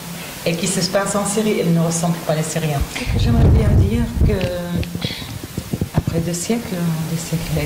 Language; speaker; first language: French; non-native, learner; Arabic